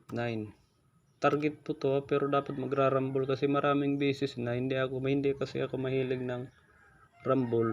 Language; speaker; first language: Filipino; non-native, local second language; Waray